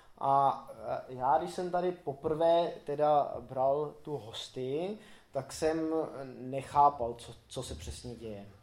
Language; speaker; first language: Czech; native; Czech